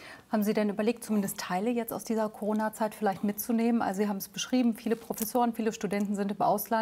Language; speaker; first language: German; native; German